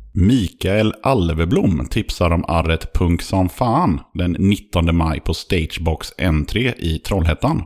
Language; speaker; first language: Swedish; native; Swedish